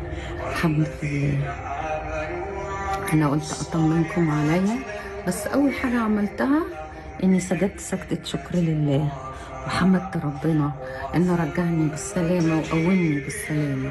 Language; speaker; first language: Arabic; native; Arabic